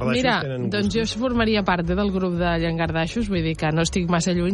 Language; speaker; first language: Catalan; native; Catalan